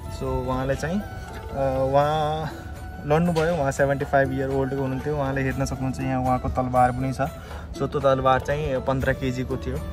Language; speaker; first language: Nepali; early bilingual, heritage; Nepali